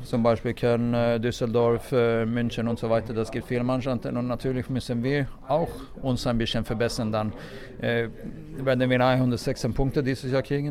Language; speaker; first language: German; non-native, fluent; Swedish